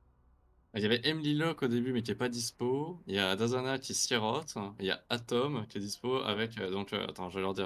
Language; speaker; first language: French; native; French